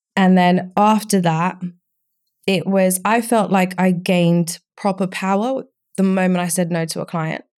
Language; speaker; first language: English; early bilingual, other home language; Romanian